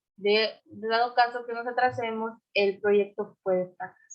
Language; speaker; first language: Spanish; native; Spanish